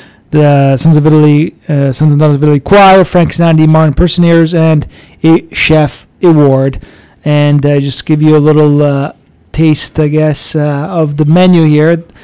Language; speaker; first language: English; early bilingual, other home language; Italian